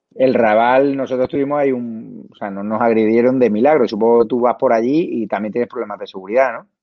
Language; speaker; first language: Spanish; native; Spanish